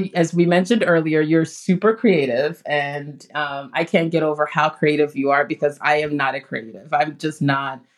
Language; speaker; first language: English; early bilingual, other home language; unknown